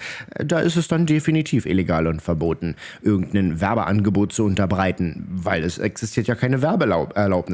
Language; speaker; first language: German; native; German